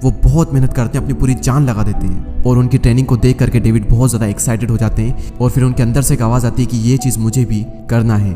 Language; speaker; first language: Hindi; native; Hindi